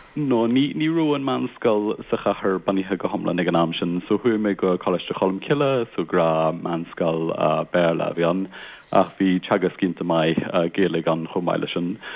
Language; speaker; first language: Irish; non-native, local second language; English